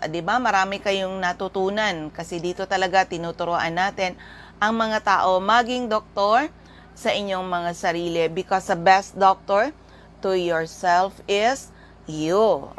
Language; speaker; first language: Filipino; non-native, local second language; Bikol